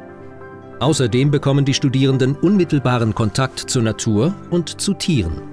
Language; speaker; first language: German; native; German